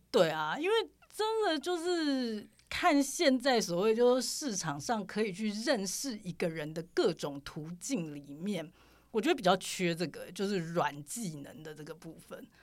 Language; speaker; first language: Chinese; native; Chinese